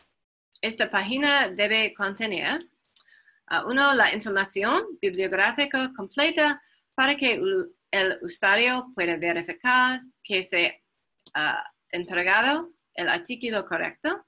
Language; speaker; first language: Spanish; non-native, fluent; English